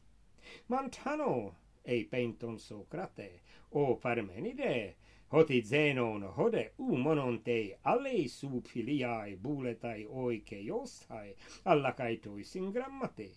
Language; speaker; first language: Greek; non-native, fluent; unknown